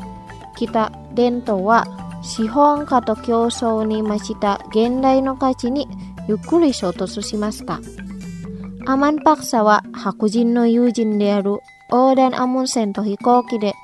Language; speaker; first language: Japanese; non-native, fluent; Indonesian